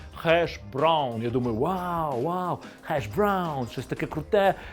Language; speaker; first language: Ukrainian; native; Ukrainian